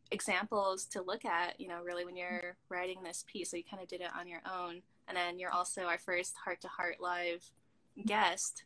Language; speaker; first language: English; native; English